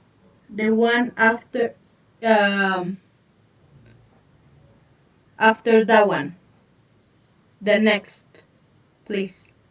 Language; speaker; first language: English; non-native, fluent; Spanish